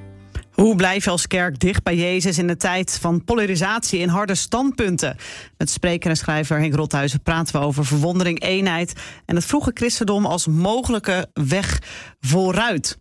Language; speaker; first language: Dutch; native; Dutch